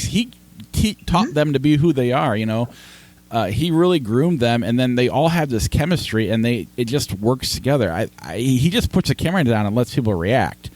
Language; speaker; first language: English; native; English